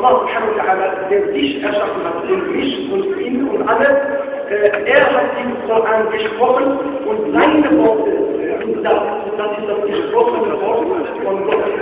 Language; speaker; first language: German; non-native, fluent; Arabic